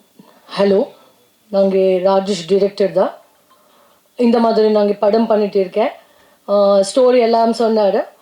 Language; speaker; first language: Tamil; non-native, learner; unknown